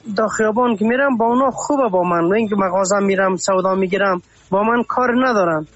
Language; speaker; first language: Persian; native; Persian